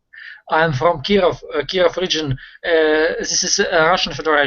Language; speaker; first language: English; non-native, learner; Russian